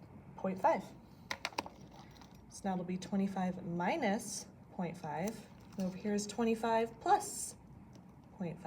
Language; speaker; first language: English; native; English